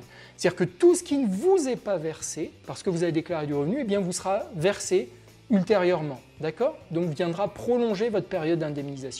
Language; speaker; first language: French; native; French